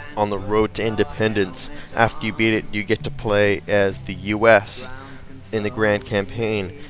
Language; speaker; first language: English; native; English